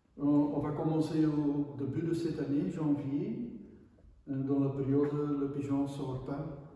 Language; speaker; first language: French; non-native, local second language; Dutch